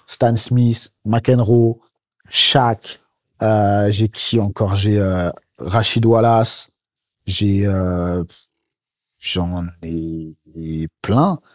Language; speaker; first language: French; native; French